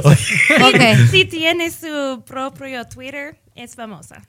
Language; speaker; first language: Spanish; early bilingual, heritage; English